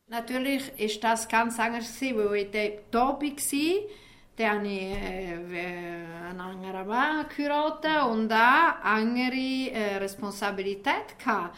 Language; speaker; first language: German; non-native, fluent; Italian